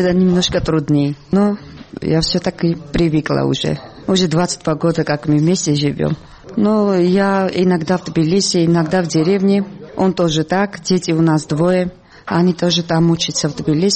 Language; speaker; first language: Russian; non-native, local second language; Georgian